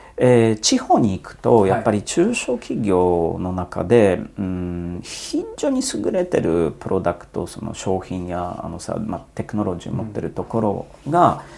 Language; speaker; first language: Japanese; non-native, fluent; Polish